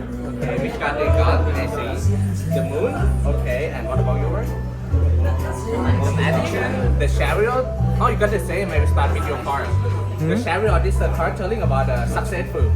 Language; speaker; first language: English; non-native, fluent; Thai